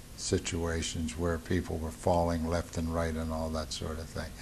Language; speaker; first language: English; native; English